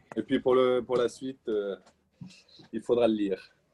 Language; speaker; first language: French; native; French